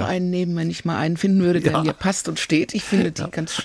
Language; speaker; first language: German; native; German